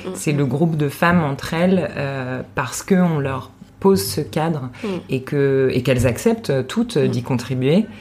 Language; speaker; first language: French; native; French